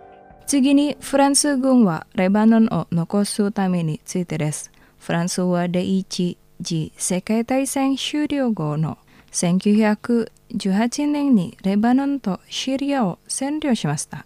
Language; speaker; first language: Japanese; non-native, learner; Indonesian